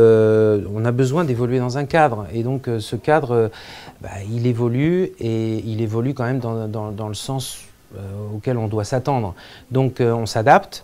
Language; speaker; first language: French; native; French